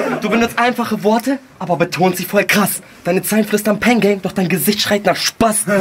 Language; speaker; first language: German; early bilingual, other home language; Russian